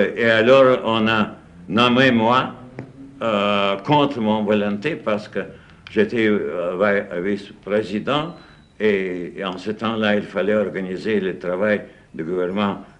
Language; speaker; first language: French; non-native, fluent; Russian